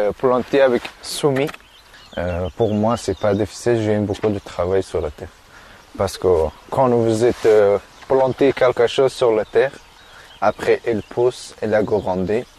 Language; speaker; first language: French; non-native, learner; Persian